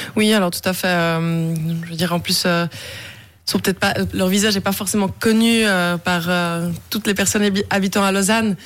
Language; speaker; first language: French; native; French